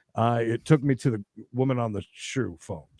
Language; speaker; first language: English; native; English